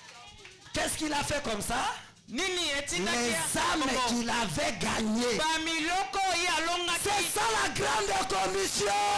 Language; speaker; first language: French; non-native, local second language; Lingala